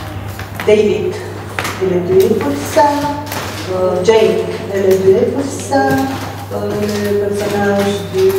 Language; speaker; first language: French; non-native, fluent; Romanian